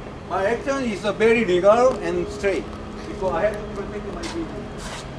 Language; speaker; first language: English; non-native, learner; Spanish